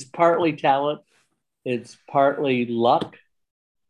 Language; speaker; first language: English; native; English